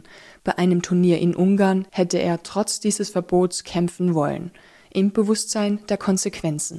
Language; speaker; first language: German; native; German